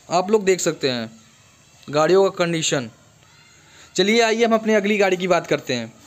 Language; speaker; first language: Hindi; native; Hindi